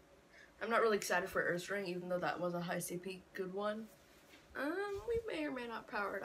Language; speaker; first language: English; native; English